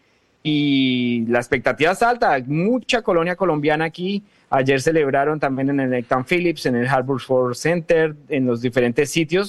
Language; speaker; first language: Spanish; native; Spanish